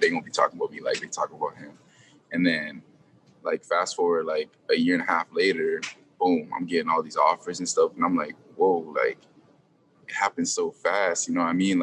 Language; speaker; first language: English; native; English